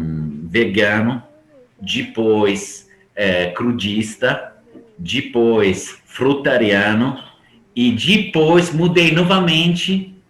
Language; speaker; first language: Portuguese; non-native, fluent; Italian